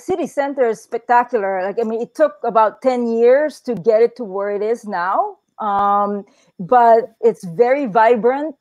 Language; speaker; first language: English; non-native, local second language; Filipino